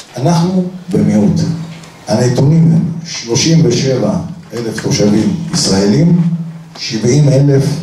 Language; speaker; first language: Hebrew; native; Hebrew